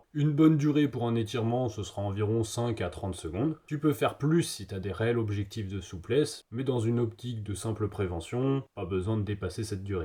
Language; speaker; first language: French; native; French